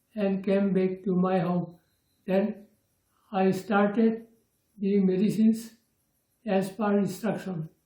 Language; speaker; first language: English; non-native, local second language; Assamese